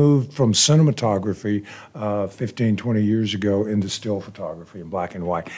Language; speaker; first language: English; native; English